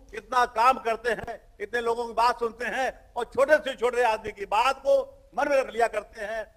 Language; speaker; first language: Hindi; native; Hindi